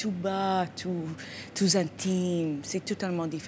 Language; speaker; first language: French; non-native, fluent; English